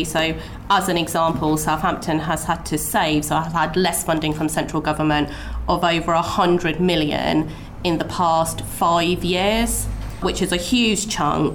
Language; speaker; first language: English; native; English